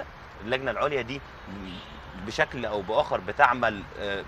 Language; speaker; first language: Arabic; native; Arabic